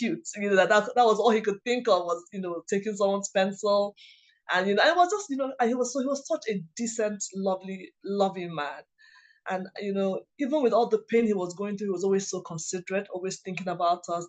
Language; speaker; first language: English; non-native, local second language; Igbo